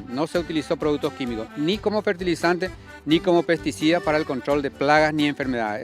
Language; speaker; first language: Spanish; native; Spanish